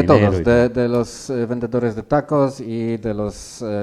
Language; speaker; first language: Spanish; non-native, learner; Polish